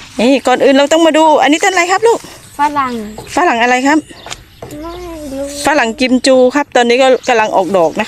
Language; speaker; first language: Thai; native; Thai